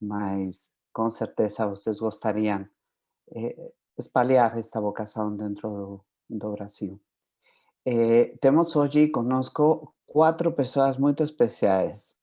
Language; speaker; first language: Portuguese; non-native, fluent; Spanish